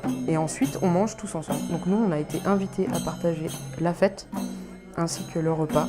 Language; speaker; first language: French; native; French